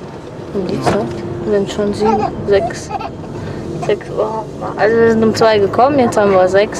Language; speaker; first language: German; native; German